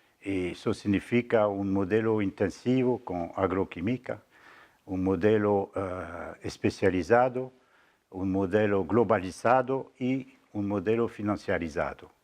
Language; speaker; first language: Spanish; non-native, fluent; French